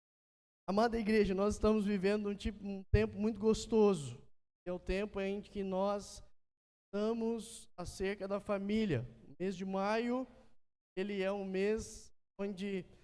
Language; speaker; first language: Portuguese; native; Portuguese